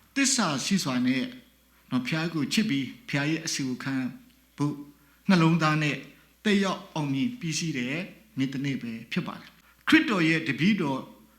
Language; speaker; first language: Burmese; non-native, local second language; S'gaw Karen